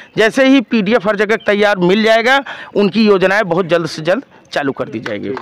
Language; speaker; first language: Hindi; native; Hindi